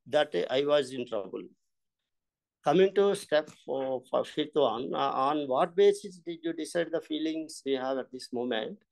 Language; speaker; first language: English; non-native, local second language; Telugu